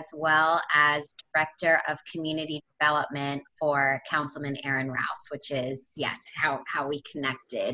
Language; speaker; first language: English; native; English